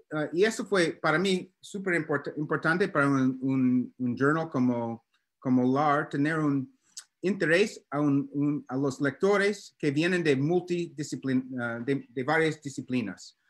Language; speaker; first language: Spanish; non-native, learner; English